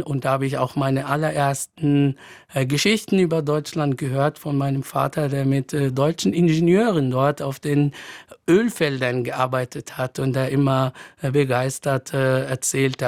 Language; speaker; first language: German; non-native, fluent; Arabic